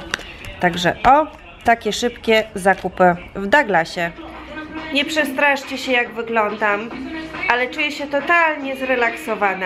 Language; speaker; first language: Polish; native; Polish